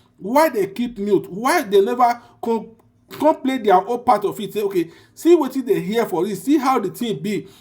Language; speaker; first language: Nigerian Pidgin; non-native, local second language; Bini